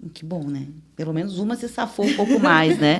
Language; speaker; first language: Portuguese; native; Portuguese